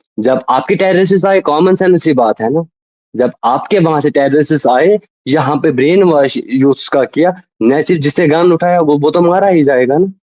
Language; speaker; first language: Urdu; non-native, local second language; Kashmiri